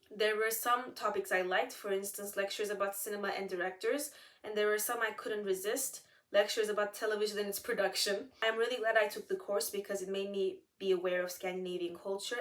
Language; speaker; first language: English; non-native, fluent; Turkish